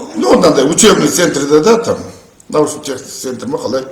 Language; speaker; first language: Russian; non-native, local second language; Kazakh